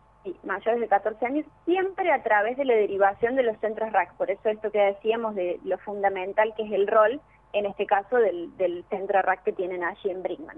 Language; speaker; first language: Spanish; native; Spanish